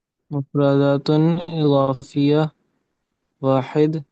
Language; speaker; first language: Arabic; non-native, learner; Urdu